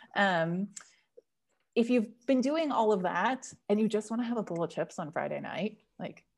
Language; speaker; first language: English; native; English